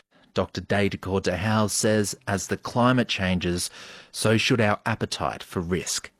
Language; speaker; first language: English; native; English